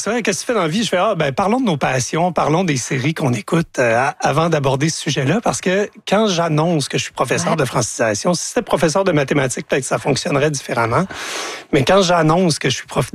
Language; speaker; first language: French; native; French